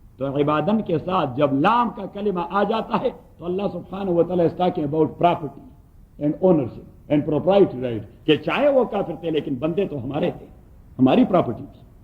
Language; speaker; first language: Urdu; non-native, local second language; Pashto